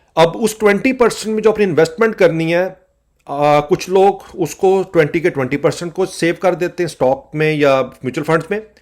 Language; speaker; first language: Urdu; native; Urdu